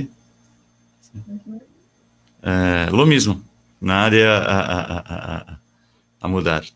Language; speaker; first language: Spanish; non-native, learner; Portuguese